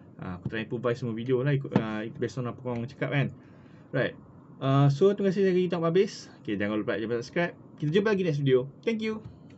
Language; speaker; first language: Malay; native; Malay